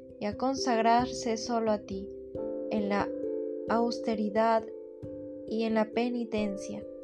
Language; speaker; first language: Spanish; native; Spanish